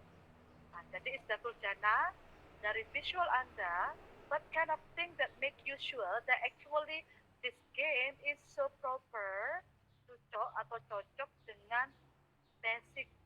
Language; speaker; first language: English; non-native, fluent; Indonesian